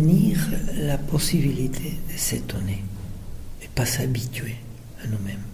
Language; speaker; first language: French; non-native, fluent; Spanish